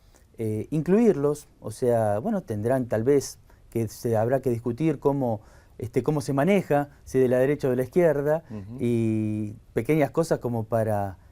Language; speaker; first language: Spanish; native; Spanish